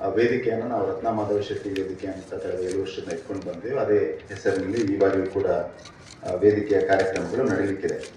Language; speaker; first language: Kannada; non-native, local second language; Tulu